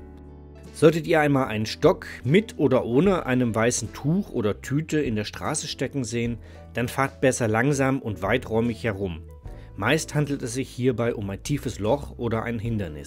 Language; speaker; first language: German; native; German